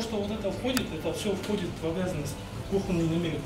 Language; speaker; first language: Russian; non-native, local second language; Kyrgyz